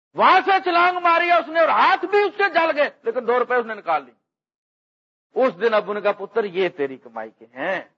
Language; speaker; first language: Urdu; non-native, local second language; Punjabi